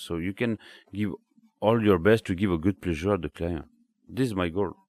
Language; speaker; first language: English; non-native, learner; French